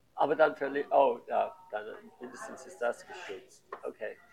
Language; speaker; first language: German; non-native, fluent; English